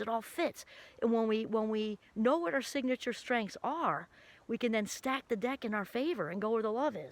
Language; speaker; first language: English; native; English